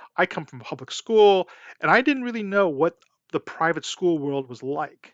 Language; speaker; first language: English; early bilingual, other home language; Chinese